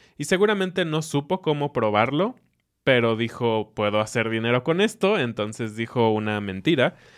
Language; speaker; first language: Spanish; native; Spanish